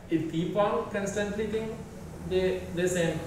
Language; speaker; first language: English; non-native, local second language; Sinhala